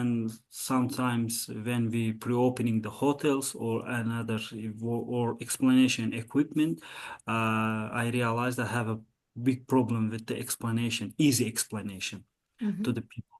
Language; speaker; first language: English; non-native, learner; Azerbaijani